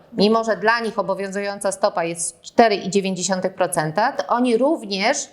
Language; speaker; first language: Polish; native; Polish